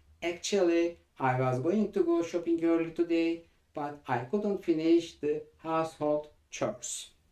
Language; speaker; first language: English; non-native, fluent; Turkish